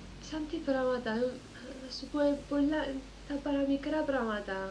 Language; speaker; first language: Greek; early bilingual, heritage; Greek